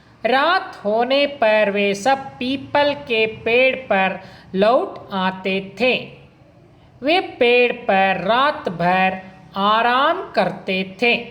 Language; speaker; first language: Hindi; non-native, local second language; Kannada